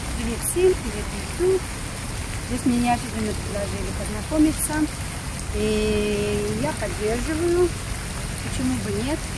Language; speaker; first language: Russian; native; Russian